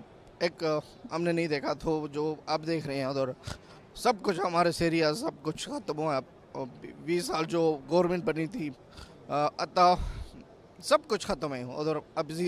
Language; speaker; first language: Hindi; non-native, fluent; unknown